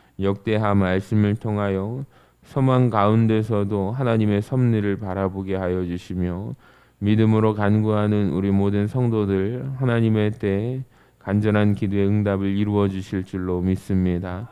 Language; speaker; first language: Korean; native; Korean